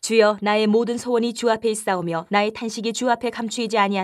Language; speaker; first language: Korean; native; Korean